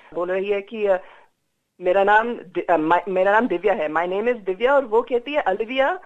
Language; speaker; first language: Hindi; non-native, fluent; Kannada